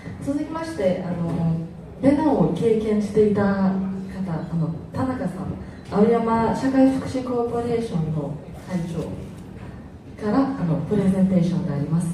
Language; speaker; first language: Japanese; non-native, fluent; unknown